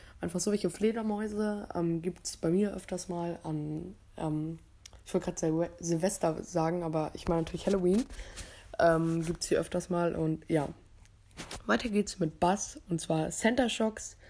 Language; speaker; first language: German; native; German